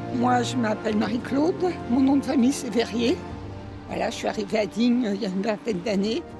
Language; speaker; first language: French; native; French